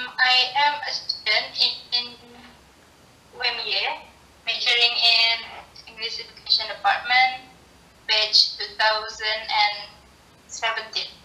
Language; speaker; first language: English; non-native, learner; Indonesian